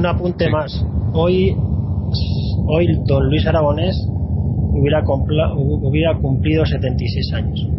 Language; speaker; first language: Spanish; native; Spanish